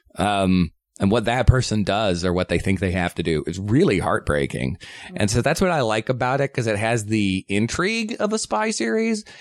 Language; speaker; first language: English; native; English